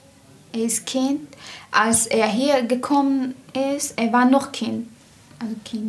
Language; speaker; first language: German; non-native, learner; Persian